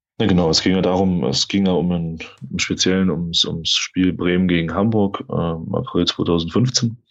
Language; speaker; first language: German; native; German